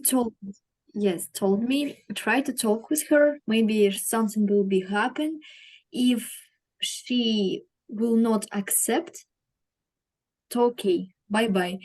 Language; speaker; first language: English; non-native, learner; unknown